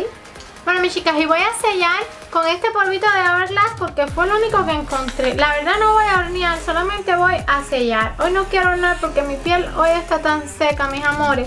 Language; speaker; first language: Spanish; native; Spanish